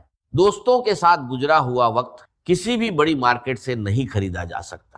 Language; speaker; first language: Urdu; native; Urdu